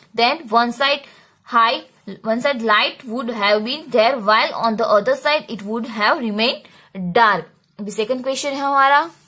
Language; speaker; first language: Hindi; non-native, local second language; Gujarati